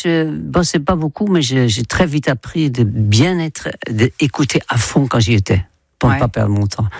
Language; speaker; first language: French; non-native, fluent; Dutch